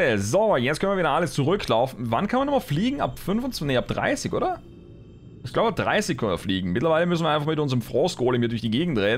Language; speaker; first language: German; native; German